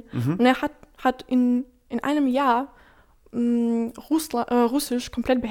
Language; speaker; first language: German; non-native, fluent; Ukrainian